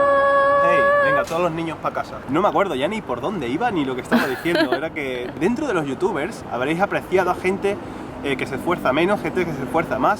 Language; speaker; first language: Spanish; native; Spanish